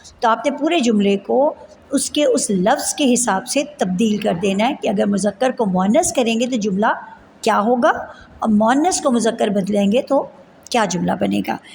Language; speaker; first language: Urdu; native; Urdu